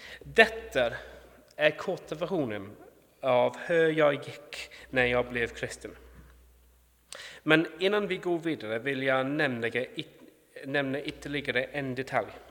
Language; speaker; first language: Swedish; non-native, fluent; English